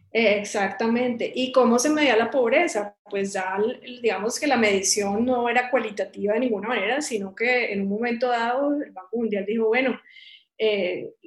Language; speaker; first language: Spanish; native; Spanish